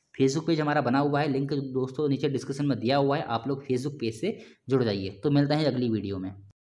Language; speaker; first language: Hindi; native; Hindi